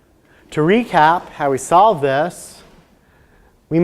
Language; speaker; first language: English; native; English